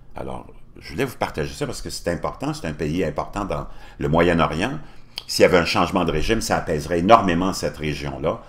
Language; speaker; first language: French; native; French